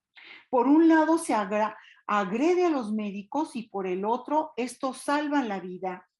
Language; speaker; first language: Spanish; native; Spanish